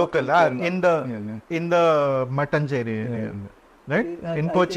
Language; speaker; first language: English; non-native, local second language; Konkani